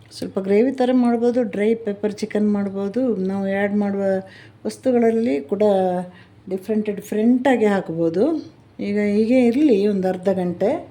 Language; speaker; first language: Kannada; non-native, local second language; Malayalam